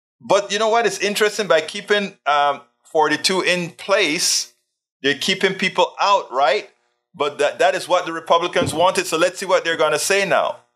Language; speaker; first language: English; native; English